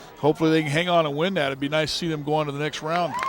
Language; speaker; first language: English; native; English